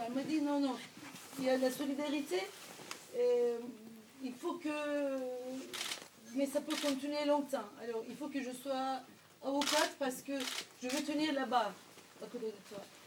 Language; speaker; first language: French; non-native, fluent; Turkish